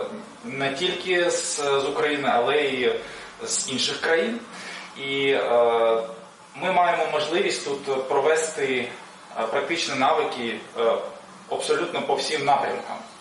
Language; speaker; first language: Ukrainian; native; Ukrainian